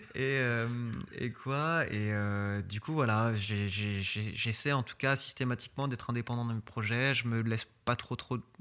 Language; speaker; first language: French; early bilingual, other home language; Persian